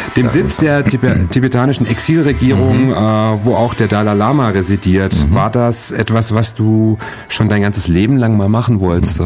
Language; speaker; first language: German; native; German